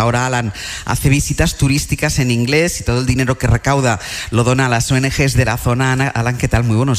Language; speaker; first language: Spanish; native; Spanish